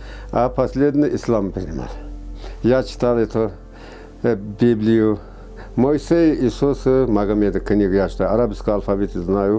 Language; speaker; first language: Russian; non-native, local second language; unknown